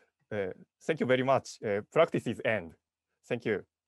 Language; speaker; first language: English; non-native, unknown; Japanese